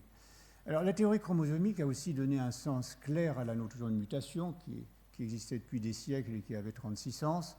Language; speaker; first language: French; native; French